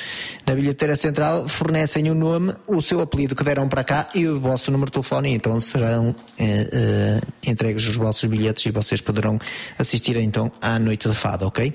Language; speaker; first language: Portuguese; native; Portuguese